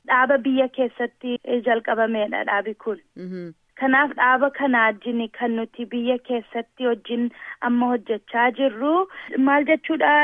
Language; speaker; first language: Oromo; early bilingual, heritage; Oromo